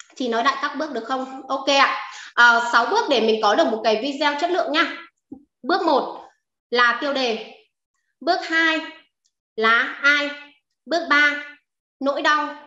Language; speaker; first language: Vietnamese; non-native, local second language; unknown